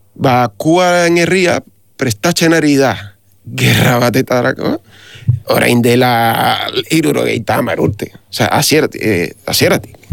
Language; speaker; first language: Basque; non-native, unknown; Spanish